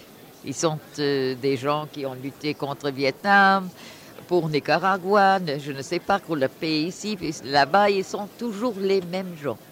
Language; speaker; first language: French; non-native, fluent; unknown